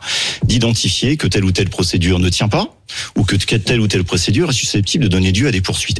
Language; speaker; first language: French; native; French